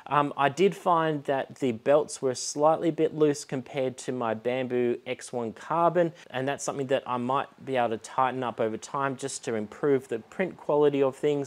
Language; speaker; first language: English; native; English